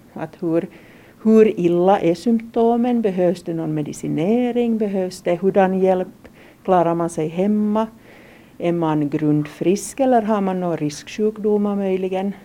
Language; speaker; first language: Swedish; native; Swedish